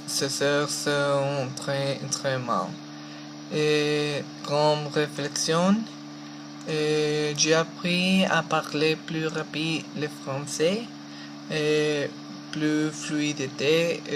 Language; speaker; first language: French; non-native, learner; Spanish